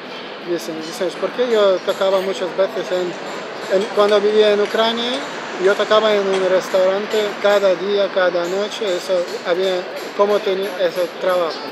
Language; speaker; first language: Spanish; non-native, learner; Ukrainian